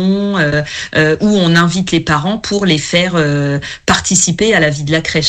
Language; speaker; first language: French; native; French